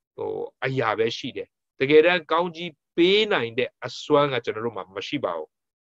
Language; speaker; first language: Burmese; non-native, local second language; Tedim Chin